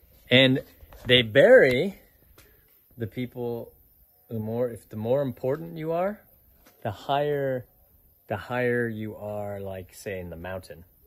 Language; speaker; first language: English; native; English